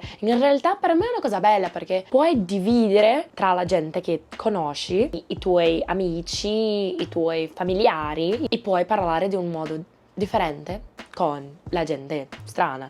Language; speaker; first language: Italian; non-native, learner; Portuguese